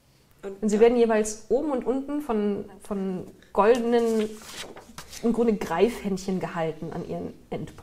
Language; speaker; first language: German; native; German